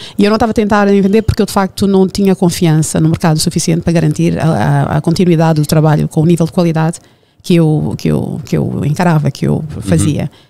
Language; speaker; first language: Portuguese; native; Portuguese